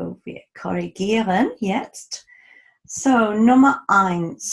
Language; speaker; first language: German; non-native, fluent; English